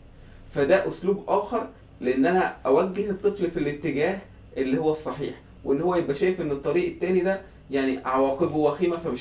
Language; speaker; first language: Arabic; native; Arabic